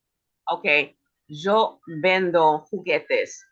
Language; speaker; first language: Spanish; non-native, learner; English